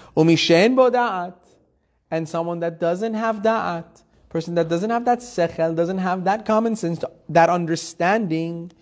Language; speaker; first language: English; early bilingual, heritage; Persian